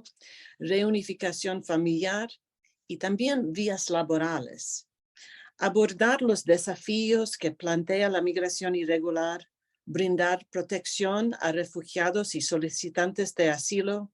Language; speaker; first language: Spanish; non-native, fluent; English